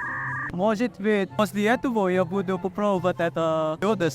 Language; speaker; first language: Russian; non-native, learner; Filipino